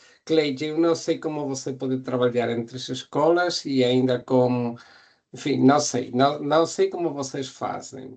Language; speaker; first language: Portuguese; non-native, fluent; Spanish